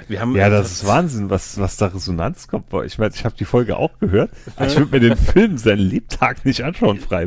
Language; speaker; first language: German; native; German